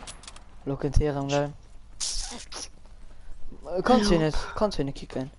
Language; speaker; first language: German; non-native, local second language; Luxembourgish